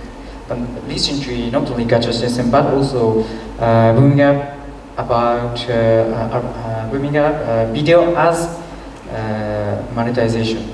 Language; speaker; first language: English; non-native, learner; Japanese